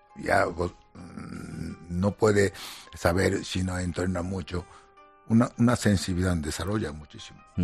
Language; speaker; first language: Spanish; non-native, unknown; Japanese